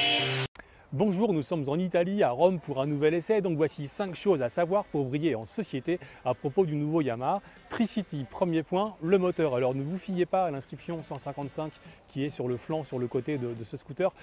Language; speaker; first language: French; native; French